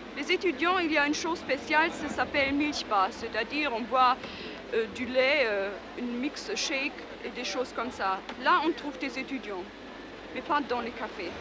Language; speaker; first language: French; non-native, learner; German